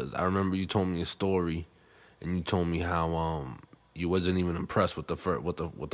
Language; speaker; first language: English; non-native, fluent; Spanish